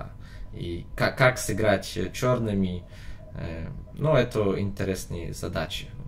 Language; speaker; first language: Russian; non-native, learner; Polish